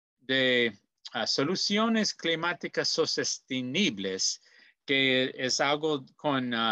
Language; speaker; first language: Spanish; non-native, learner; English